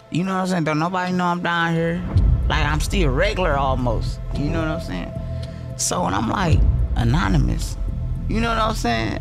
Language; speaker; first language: English; native; English